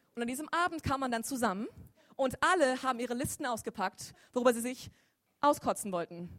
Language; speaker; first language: German; native; German